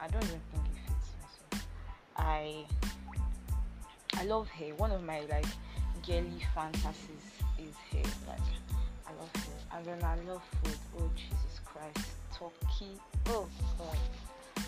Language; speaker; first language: English; non-native, local second language; Ibibio